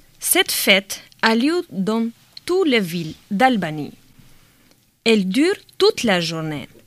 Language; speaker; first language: French; non-native, learner; Albanian